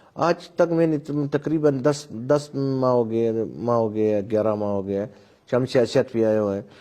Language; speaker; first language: Urdu; non-native, local second language; Pashto